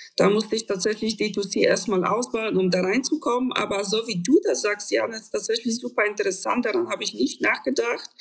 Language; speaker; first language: German; non-native, fluent; Polish